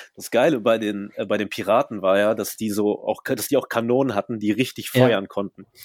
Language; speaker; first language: German; native; German